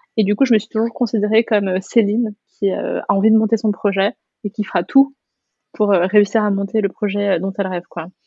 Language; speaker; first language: French; native; French